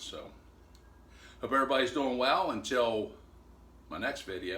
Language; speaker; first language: English; native; English